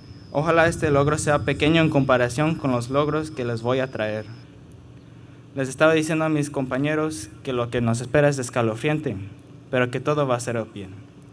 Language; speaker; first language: Spanish; early bilingual, heritage; Spanish